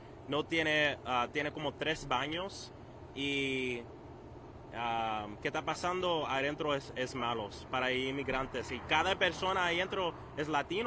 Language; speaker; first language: Spanish; non-native, learner; English